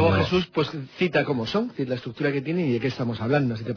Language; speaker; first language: Spanish; native; Spanish